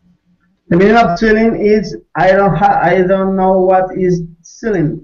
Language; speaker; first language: English; non-native, learner; Spanish